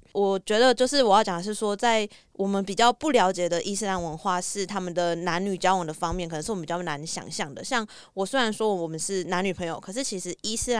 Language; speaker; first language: Chinese; native; Chinese